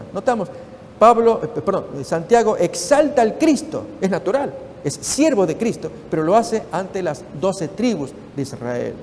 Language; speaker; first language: Spanish; native; Spanish